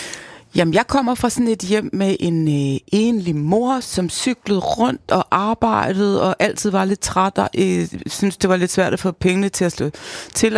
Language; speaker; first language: Danish; native; Danish